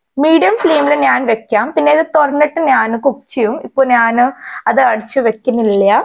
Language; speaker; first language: Malayalam; non-native, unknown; Hindi